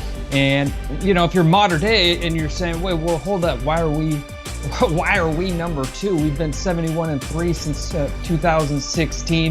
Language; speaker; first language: English; native; English